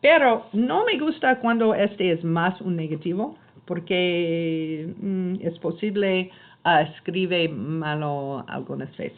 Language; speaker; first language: Spanish; non-native, learner; English